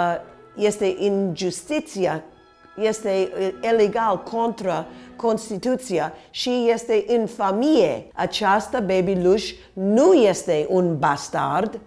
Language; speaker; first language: Romanian; early bilingual, heritage; Romanian